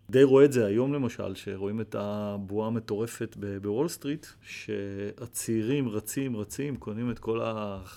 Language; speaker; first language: Hebrew; native; Hebrew